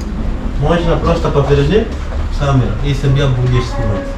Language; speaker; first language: Russian; non-native, learner; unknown